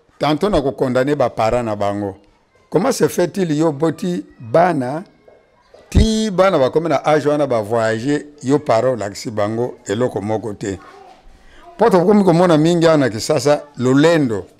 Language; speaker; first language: Lingala; non-native, local second language; Kongo